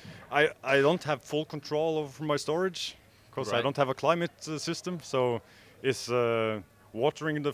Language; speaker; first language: English; non-native, fluent; Norwegian